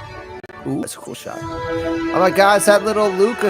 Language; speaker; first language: English; native; English